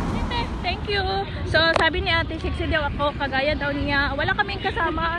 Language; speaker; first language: Filipino; non-native, local second language; Cebuano